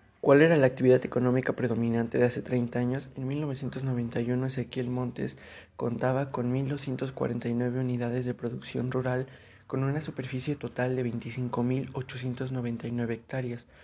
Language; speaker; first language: Spanish; native; Spanish